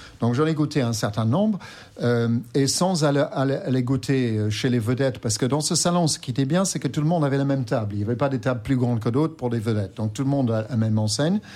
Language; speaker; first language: French; non-native, fluent; English